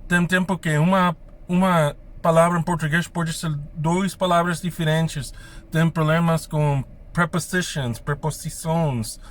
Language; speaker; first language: Portuguese; non-native, fluent; English